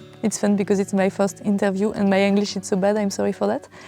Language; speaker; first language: English; non-native, learner; French